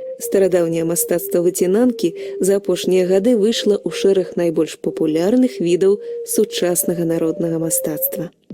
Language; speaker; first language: Belarusian; native; Belarusian